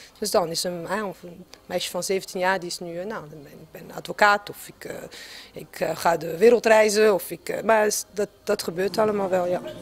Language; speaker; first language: Dutch; non-native, fluent; French